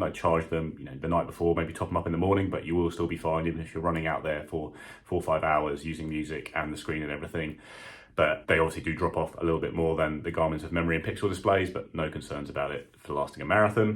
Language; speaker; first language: English; native; English